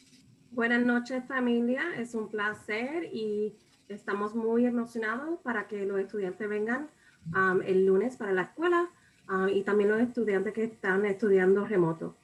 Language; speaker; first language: Spanish; early bilingual, other home language; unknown